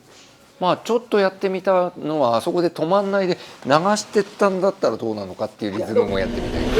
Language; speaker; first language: Japanese; native; Japanese